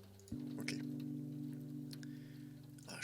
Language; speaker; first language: French; native; French